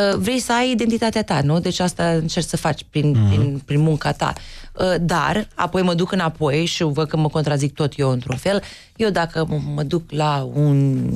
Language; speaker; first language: Romanian; native; Romanian